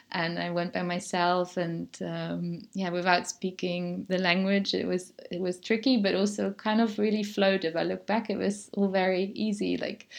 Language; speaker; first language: English; non-native, fluent; German